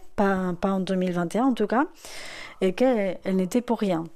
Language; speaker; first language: French; non-native, fluent; Spanish